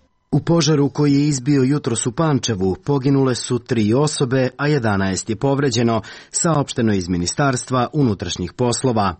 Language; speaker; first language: Serbian; native; Serbian